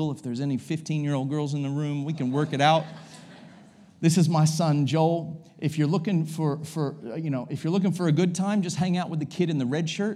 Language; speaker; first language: English; native; English